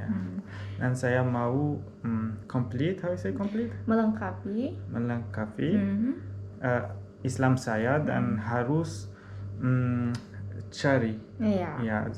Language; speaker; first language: Indonesian; non-native, learner; Arabic